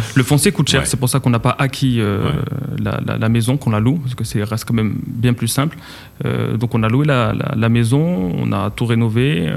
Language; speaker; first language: French; non-native, local second language; Arabic